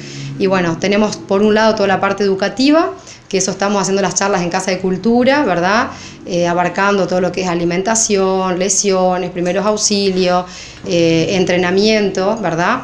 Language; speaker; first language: Spanish; native; Spanish